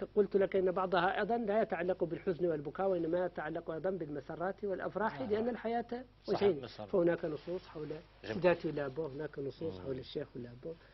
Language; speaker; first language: Arabic; native; Arabic